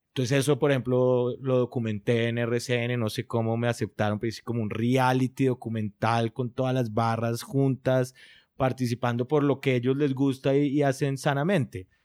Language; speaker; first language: Spanish; native; Spanish